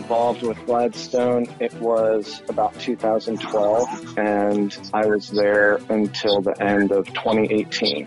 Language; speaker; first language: English; native; English